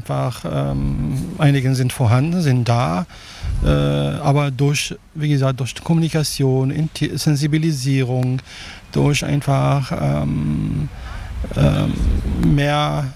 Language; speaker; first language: German; non-native, fluent; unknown